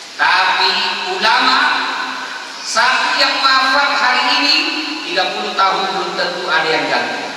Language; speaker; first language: Indonesian; non-native, local second language; Buginese